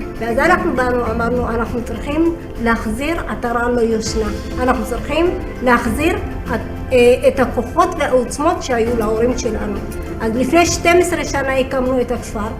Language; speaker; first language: Hebrew; early bilingual, other home language; Amharic